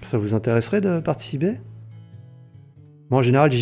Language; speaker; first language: French; native; French